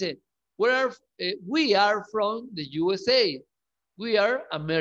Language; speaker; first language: English; non-native, learner; Spanish